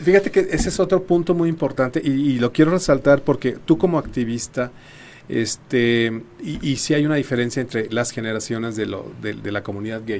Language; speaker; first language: Spanish; native; Spanish